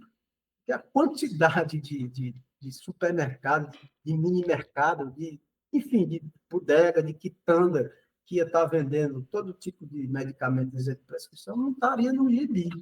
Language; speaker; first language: Portuguese; native; Portuguese